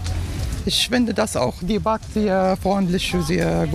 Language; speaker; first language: German; non-native, learner; Arabic